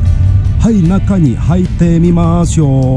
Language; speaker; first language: Japanese; non-native, learner; Indonesian